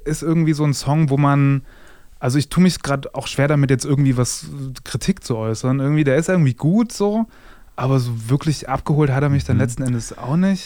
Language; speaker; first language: German; native; German